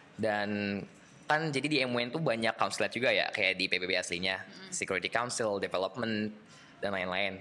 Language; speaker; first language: Indonesian; native; Indonesian